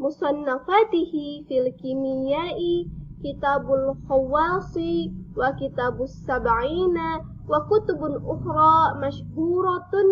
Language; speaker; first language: Arabic; non-native, fluent; Indonesian